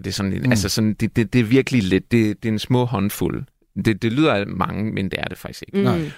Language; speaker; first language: Danish; non-native, fluent; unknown